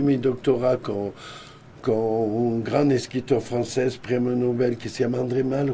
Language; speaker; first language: Spanish; non-native, fluent; French